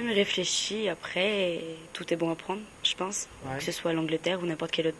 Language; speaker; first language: French; native; French